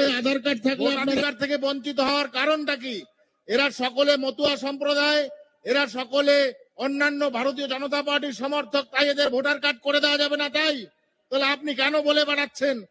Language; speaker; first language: Bangla; native; Bangla